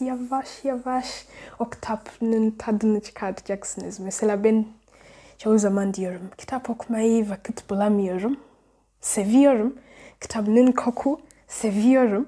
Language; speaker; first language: Turkish; non-native, learner; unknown